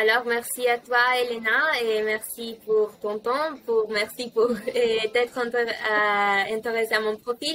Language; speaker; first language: French; non-native, fluent; Italian